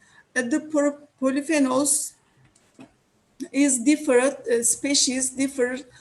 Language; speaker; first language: English; non-native, learner; Turkish